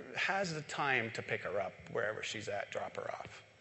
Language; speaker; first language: English; non-native, local second language; Filipino